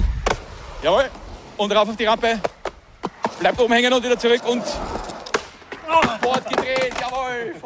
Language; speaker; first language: German; native; German